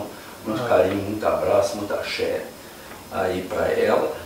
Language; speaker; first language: Portuguese; native; Portuguese